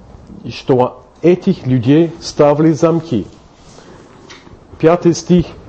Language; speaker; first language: Russian; non-native, fluent; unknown